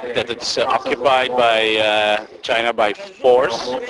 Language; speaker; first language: English; non-native, fluent; Dutch